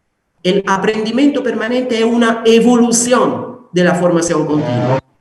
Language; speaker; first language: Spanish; non-native, fluent; Italian